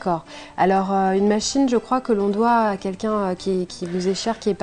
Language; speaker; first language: French; native; French